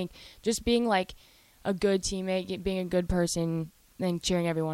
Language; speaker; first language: English; native; English